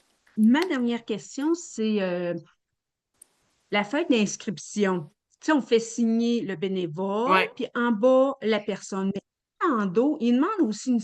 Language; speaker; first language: French; native; French